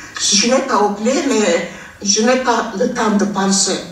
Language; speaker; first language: French; non-native, fluent; Armenian